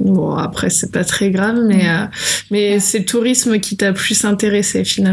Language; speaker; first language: French; native; French